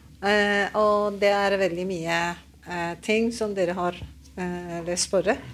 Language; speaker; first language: Norwegian; non-native, learner; Persian